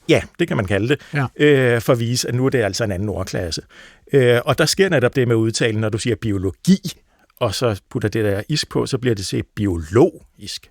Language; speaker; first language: Danish; native; Danish